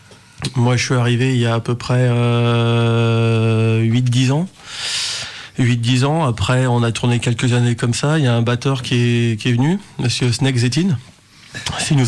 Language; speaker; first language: French; native; French